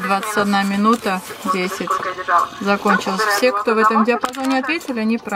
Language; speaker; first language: Russian; native; Russian